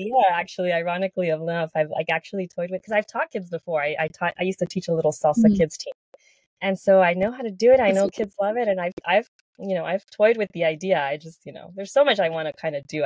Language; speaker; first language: English; native; English